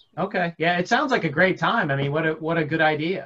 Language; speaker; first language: English; native; English